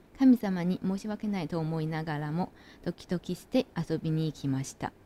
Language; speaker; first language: Japanese; non-native, fluent; Chinese